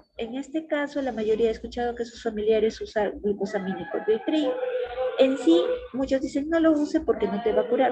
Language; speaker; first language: Spanish; native; Spanish